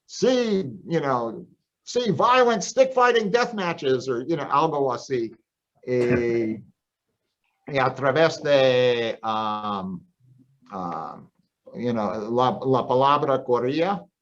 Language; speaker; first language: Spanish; non-native, fluent; English